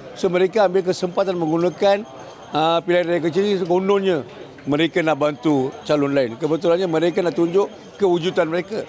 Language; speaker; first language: Malay; non-native, local second language; Tamil